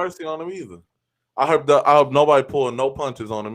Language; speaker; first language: English; native; English